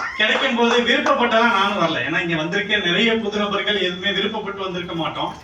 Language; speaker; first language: Tamil; native; Tamil